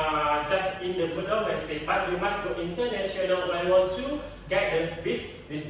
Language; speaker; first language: English; non-native, learner; Indonesian